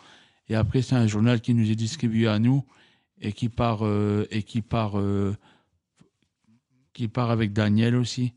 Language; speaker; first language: French; native; French